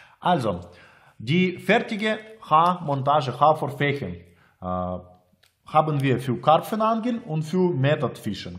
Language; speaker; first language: German; non-native, learner; Russian